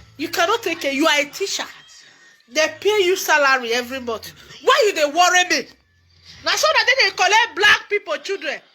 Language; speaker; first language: Nigerian Pidgin; native; Nigerian Pidgin